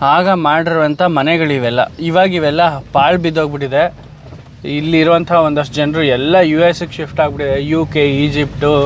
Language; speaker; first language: Kannada; native; Kannada